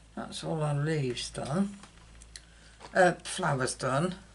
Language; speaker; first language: English; native; English